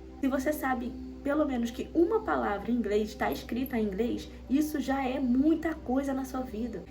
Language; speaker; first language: Portuguese; native; Portuguese